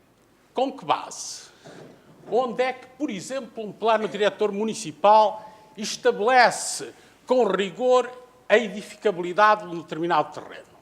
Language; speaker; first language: Portuguese; native; Portuguese